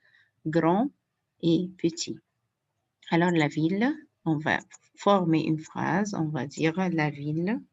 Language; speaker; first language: French; non-native, fluent; Arabic